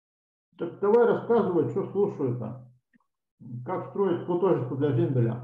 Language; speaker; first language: Russian; native; Russian